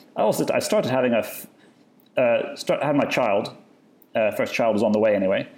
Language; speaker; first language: English; native; English